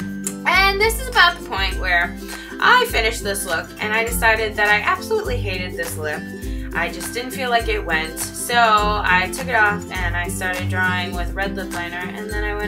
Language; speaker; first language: English; native; English